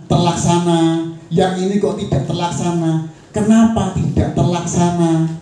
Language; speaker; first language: Indonesian; native; Indonesian